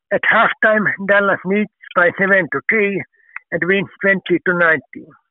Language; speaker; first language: English; non-native, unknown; Finnish